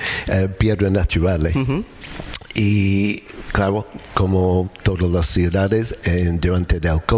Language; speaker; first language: Spanish; non-native, learner; English